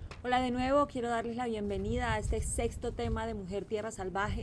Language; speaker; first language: Spanish; native; Spanish